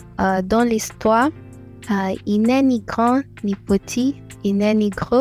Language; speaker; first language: French; non-native, learner; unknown